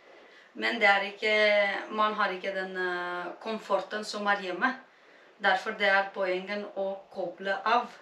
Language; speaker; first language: Norwegian; non-native, fluent; Romanian